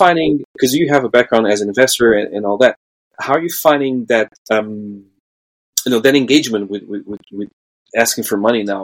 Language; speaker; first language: English; non-native, fluent; Portuguese